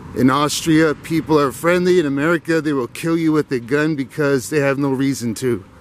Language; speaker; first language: English; native; English